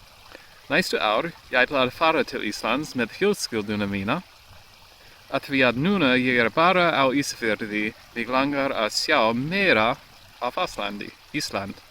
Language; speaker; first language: Icelandic; non-native, learner; English